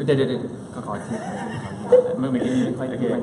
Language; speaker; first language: Thai; early bilingual, other home language; Spanish